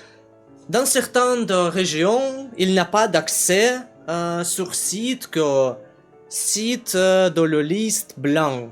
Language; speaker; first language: French; non-native, learner; Russian